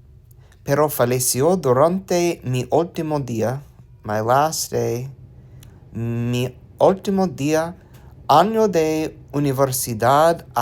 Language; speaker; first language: Spanish; non-native, learner; English